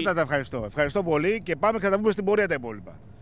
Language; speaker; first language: Greek; native; Greek